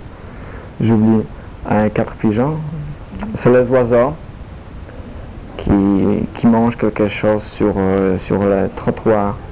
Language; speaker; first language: French; non-native, learner; Polish